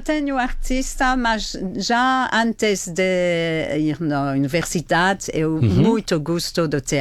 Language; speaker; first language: Portuguese; non-native, learner; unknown